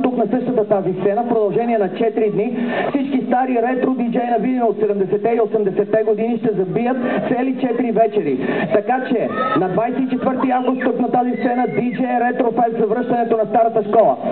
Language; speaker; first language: Bulgarian; native; Bulgarian